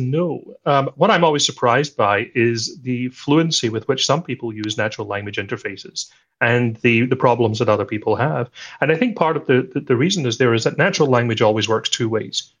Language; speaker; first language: English; native; English